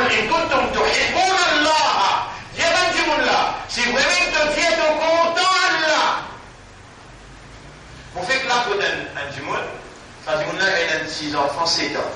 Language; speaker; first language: French; non-native, local second language; Morisyen